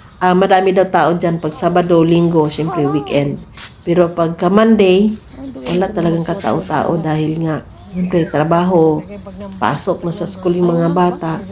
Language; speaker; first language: Filipino; non-native, local second language; Cebuano